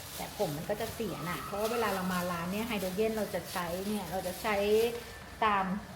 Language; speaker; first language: Thai; native; Thai